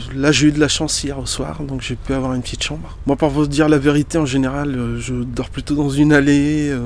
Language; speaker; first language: French; early bilingual, other home language; Arabic